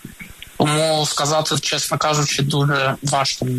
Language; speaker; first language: Ukrainian; non-native, local second language; Russian